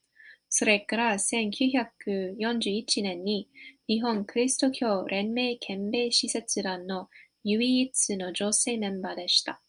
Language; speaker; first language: Japanese; non-native, learner; English